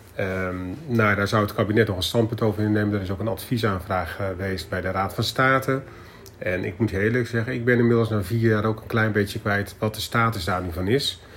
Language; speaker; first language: Dutch; native; Dutch